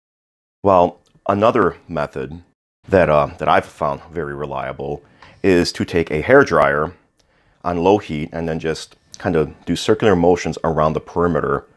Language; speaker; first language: English; native; English